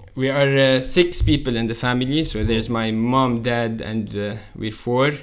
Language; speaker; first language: English; non-native, fluent; Arabic